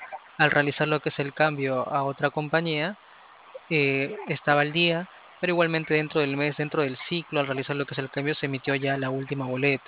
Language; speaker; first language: Spanish; native; Spanish